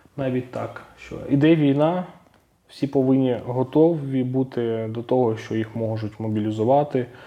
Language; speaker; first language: Ukrainian; non-native, local second language; Russian